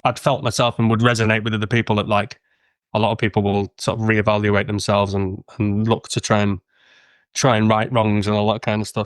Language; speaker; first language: English; native; English